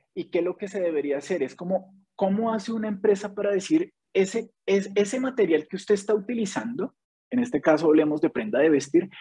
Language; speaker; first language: Spanish; native; Spanish